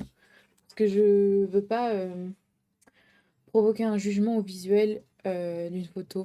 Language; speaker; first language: French; native; French